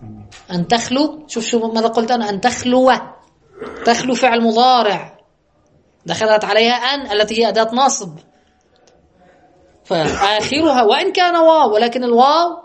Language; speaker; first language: Arabic; native; Arabic